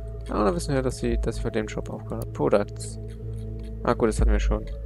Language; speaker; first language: German; native; German